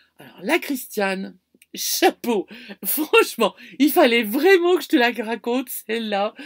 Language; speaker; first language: French; native; French